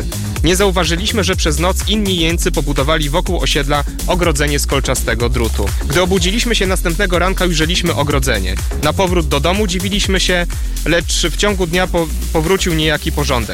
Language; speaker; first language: Polish; native; Polish